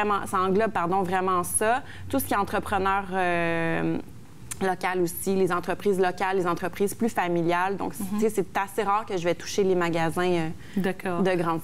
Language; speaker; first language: French; native; French